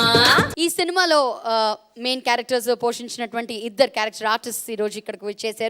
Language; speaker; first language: Telugu; native; Telugu